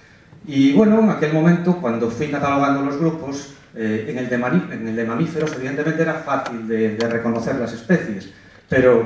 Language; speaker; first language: Spanish; native; Spanish